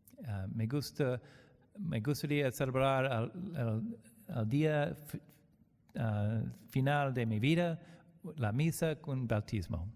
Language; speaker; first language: Spanish; non-native, learner; English